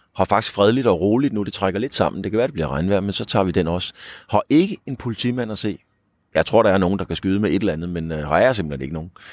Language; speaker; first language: Danish; native; Danish